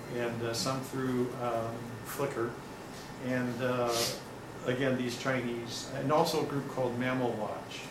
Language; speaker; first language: English; native; English